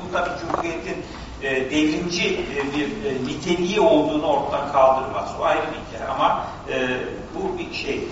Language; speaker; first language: Turkish; native; Turkish